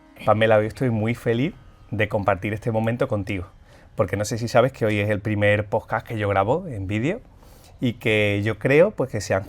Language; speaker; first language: Spanish; native; Spanish